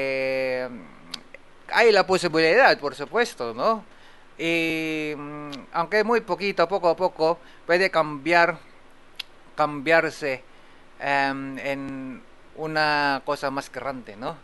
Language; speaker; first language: Spanish; non-native, fluent; Japanese